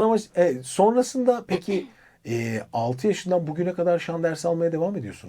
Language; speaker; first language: Turkish; native; Turkish